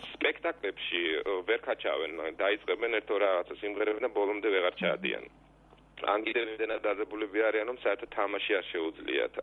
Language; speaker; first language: Georgian; native; Georgian